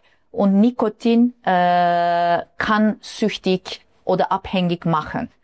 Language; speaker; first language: German; non-native, fluent; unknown